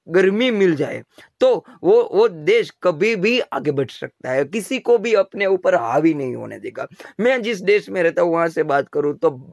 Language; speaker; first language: Hindi; non-native, local second language; Gujarati